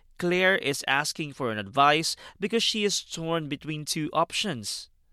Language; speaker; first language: English; non-native, fluent; Filipino